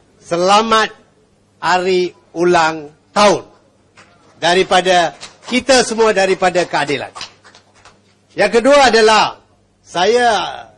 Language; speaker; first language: Malay; non-native, local second language; Tamil